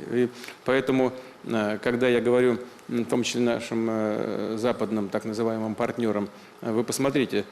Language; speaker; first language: Russian; native; Russian